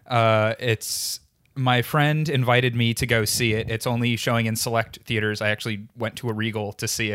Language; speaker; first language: English; native; English